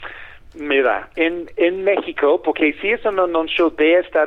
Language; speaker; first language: Spanish; non-native, fluent; English